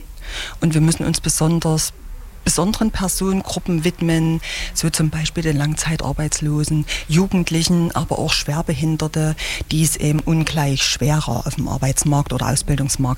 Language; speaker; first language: German; native; German